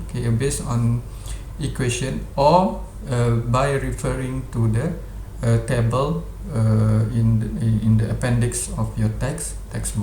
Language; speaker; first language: English; non-native, local second language; Malay